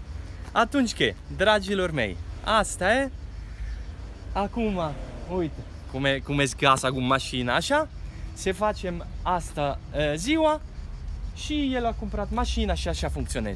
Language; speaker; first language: Romanian; non-native, learner; Italian